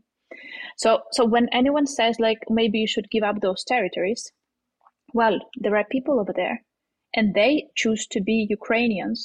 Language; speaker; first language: English; non-native, fluent; Ukrainian